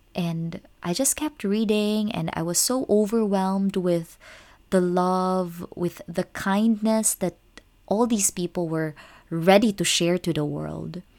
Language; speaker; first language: English; non-native, local second language; Cebuano